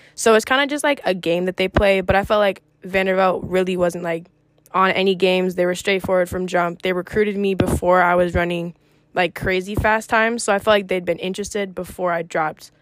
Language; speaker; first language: English; early bilingual, other home language; Greek